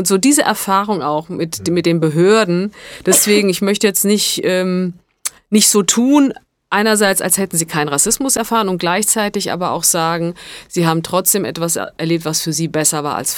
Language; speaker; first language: German; early bilingual, other home language; Italian